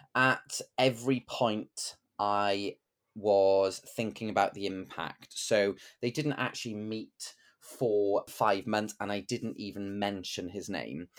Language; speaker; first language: English; native; English